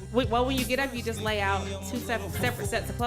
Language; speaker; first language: English; native; English